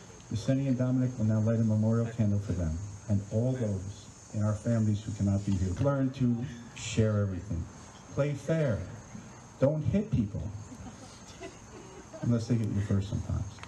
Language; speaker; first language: English; native; English